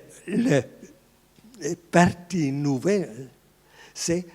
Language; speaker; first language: French; non-native, fluent; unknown